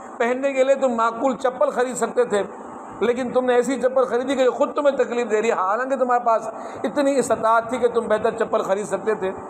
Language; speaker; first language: Urdu; non-native, local second language; Sindhi